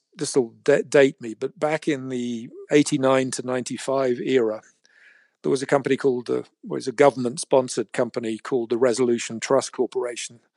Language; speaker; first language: English; native; English